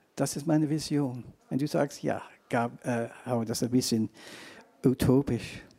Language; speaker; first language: German; non-native, fluent; English